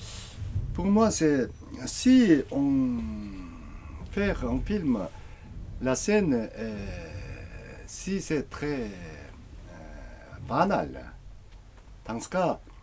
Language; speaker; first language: French; non-native, learner; Korean